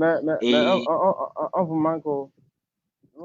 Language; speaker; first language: French; non-native, fluent; Ewe